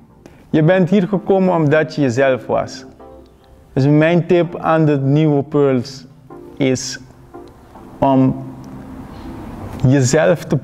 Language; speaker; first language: Dutch; non-native, local second language; Papiamento